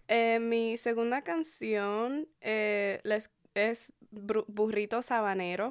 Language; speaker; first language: Spanish; early bilingual, heritage; Spanish